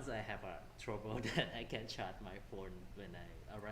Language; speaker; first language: English; non-native, fluent; Thai